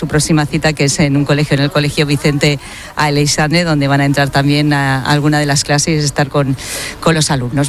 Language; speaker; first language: Spanish; native; Spanish